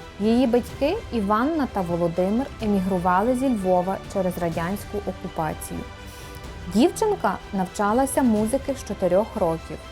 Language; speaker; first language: Ukrainian; native; Ukrainian